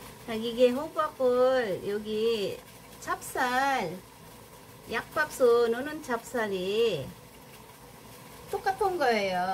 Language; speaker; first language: Korean; non-native, learner; Filipino